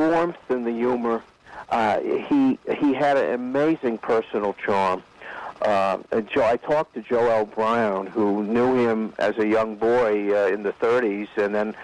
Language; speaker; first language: English; native; English